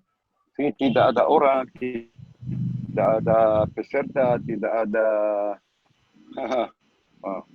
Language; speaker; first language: Indonesian; non-native, learner; Hebrew